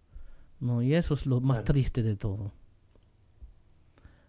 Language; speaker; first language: Spanish; non-native, learner; German